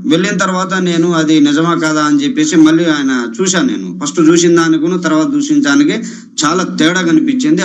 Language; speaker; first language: Telugu; non-native, local second language; Lambadi